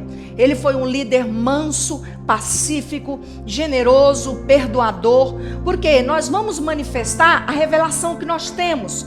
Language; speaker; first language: Portuguese; native; Portuguese